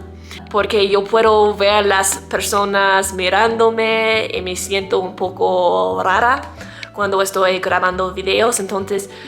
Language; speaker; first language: Spanish; non-native, learner; English